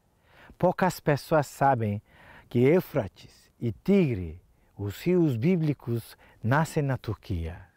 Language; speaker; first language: Portuguese; non-native, fluent; Turkish